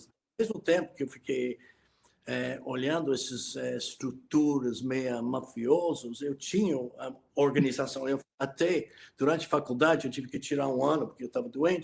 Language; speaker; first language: Portuguese; non-native, fluent; English